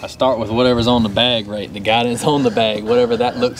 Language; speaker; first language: English; native; English